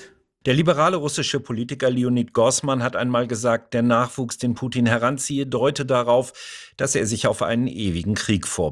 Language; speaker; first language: German; native; German